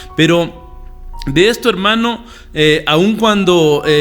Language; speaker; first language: Spanish; native; Spanish